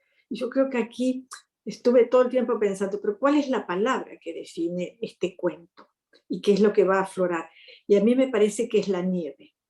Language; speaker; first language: Spanish; native; Spanish